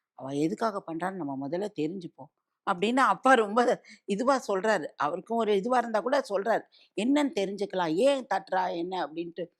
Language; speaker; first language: Tamil; native; Tamil